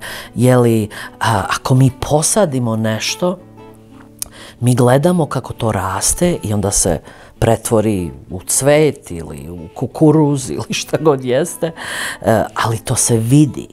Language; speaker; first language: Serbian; early bilingual, other home language; Croatian